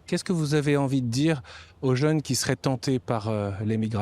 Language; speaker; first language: French; native; French